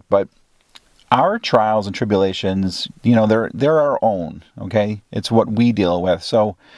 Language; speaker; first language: English; native; English